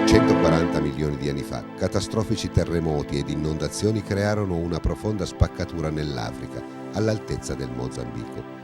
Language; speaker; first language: Italian; native; Italian